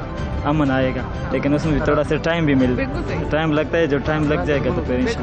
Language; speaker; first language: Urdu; non-native, local second language; Pashto